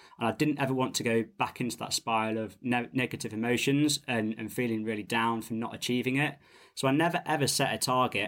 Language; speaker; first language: English; native; English